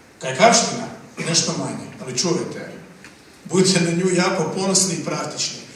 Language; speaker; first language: Croatian; native; Croatian